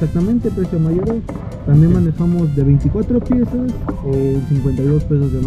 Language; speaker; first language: Spanish; native; Spanish